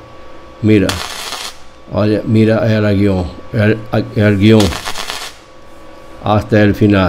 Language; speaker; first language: Spanish; non-native, fluent; Portuguese